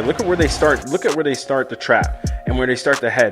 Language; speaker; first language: English; native; English